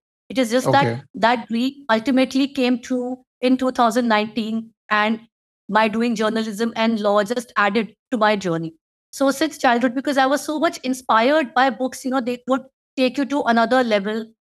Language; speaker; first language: English; non-native, local second language; Hindi